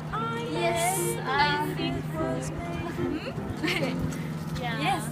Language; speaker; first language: English; non-native, learner; Japanese